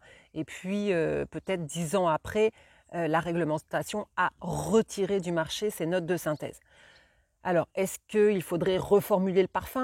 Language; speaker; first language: French; native; French